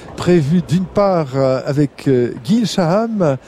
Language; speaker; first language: French; native; French